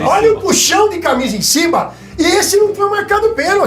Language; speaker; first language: Portuguese; native; Portuguese